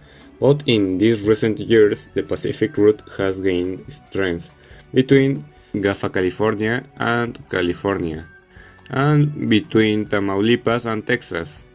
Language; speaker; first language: English; non-native, learner; Spanish